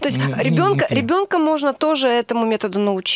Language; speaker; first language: Russian; native; Russian